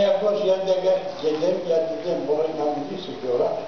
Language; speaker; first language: Greek; early bilingual, other home language; Turkish